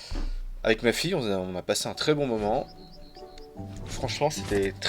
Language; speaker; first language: French; native; French